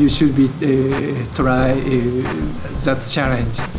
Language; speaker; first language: English; non-native, learner; Japanese